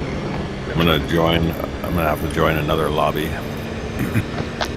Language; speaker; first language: English; native; English